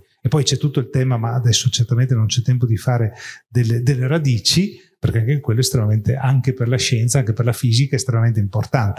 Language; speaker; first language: Italian; native; Italian